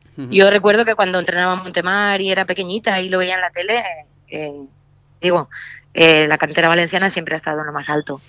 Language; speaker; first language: Spanish; native; Spanish